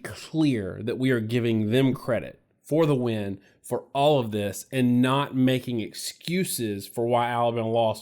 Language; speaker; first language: English; native; English